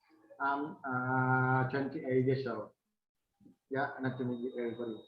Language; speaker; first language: English; non-native, learner; Vietnamese